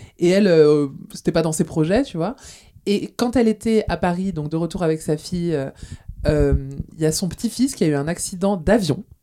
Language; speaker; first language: French; native; French